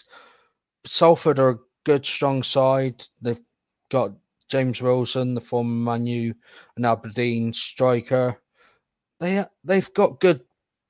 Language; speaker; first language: English; native; English